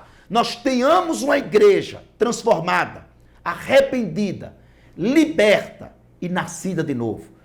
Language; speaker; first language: Portuguese; native; Portuguese